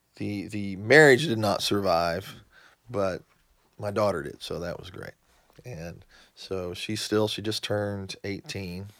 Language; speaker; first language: English; native; English